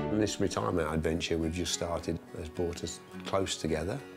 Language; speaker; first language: English; native; English